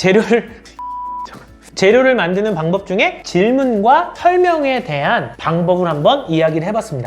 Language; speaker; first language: Korean; native; Korean